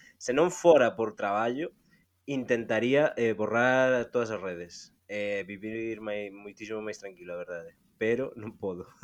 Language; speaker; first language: Galician; native; Galician